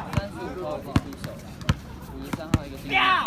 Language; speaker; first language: Chinese; native; Chinese